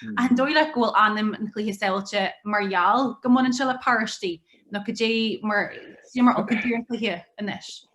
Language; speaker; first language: Irish; native; Irish